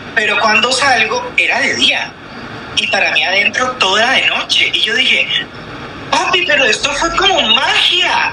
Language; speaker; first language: Spanish; native; Spanish